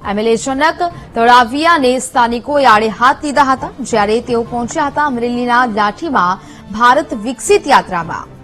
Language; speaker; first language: Gujarati; native; Gujarati